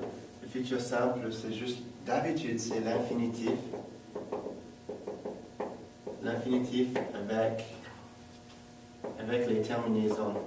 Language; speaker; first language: French; non-native, fluent; English